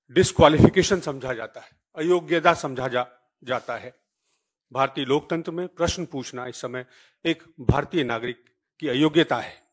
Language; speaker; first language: Hindi; native; Hindi